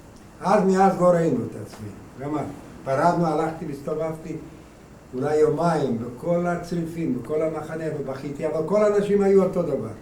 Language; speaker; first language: Hebrew; non-native, fluent; Hungarian